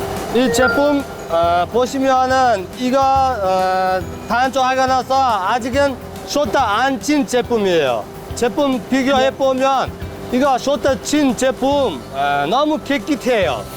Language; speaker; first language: Korean; non-native, learner; Uzbek